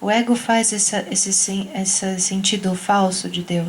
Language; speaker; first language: Portuguese; native; Portuguese